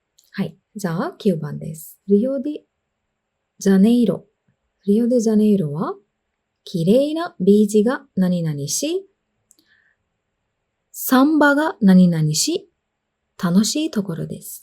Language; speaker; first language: Japanese; non-native, fluent; Sinhala